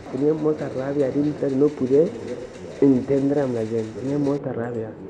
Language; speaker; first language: Catalan; non-native, fluent; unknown